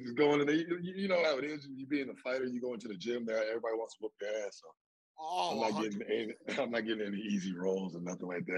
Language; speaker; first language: English; native; English